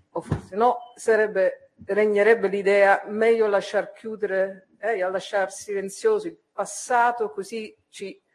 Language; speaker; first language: Italian; non-native, fluent; Dutch